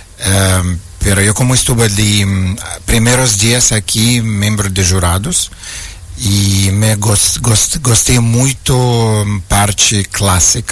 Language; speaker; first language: Portuguese; non-native, learner; Ukrainian